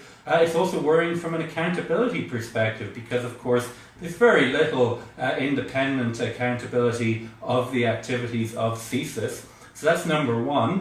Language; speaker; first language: English; native; English